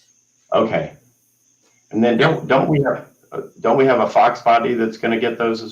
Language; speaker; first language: English; native; English